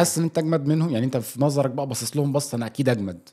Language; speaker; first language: Arabic; native; Arabic